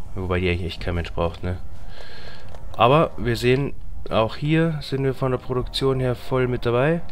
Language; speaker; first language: German; native; German